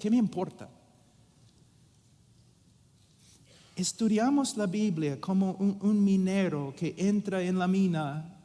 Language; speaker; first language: Spanish; non-native, fluent; English